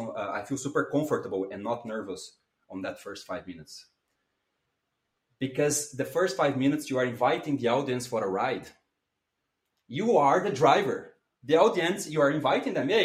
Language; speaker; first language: English; non-native, fluent; Portuguese